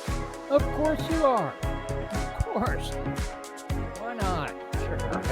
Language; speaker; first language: English; native; English